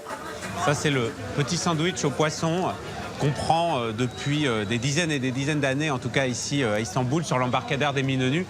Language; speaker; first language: French; native; French